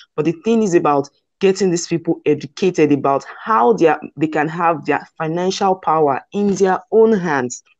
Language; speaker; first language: English; non-native, local second language; Igbo